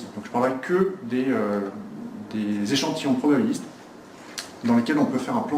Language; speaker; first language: French; native; French